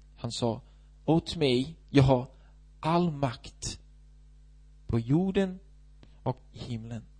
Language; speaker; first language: Swedish; non-native, fluent; Portuguese